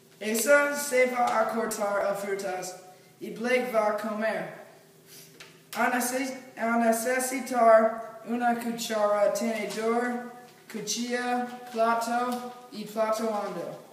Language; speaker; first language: Spanish; non-native, learner; English